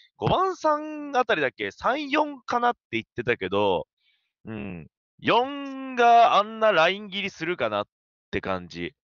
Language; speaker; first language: Japanese; native; Japanese